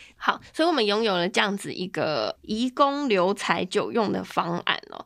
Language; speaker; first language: Chinese; native; Chinese